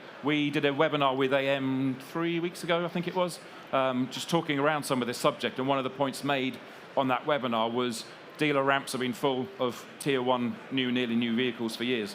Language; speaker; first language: English; native; English